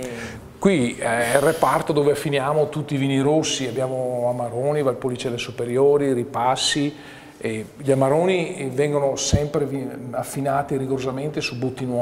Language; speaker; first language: Italian; native; Italian